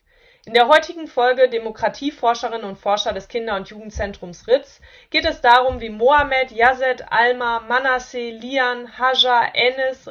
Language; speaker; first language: German; native; German